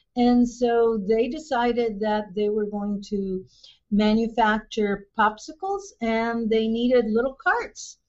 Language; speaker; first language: English; early bilingual, other home language; Spanish